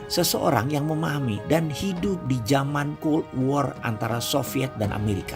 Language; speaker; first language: Indonesian; native; Indonesian